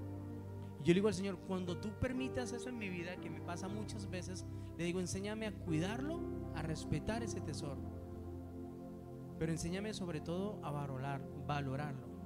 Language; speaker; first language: Spanish; native; Spanish